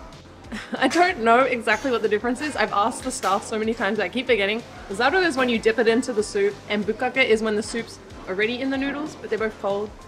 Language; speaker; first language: English; native; English